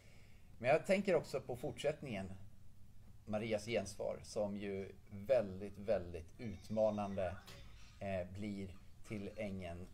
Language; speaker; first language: Swedish; native; Swedish